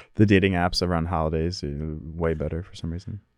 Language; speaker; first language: English; native; English